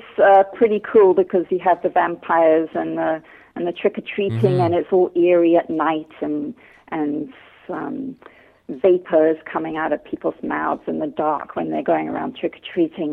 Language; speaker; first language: English; native; English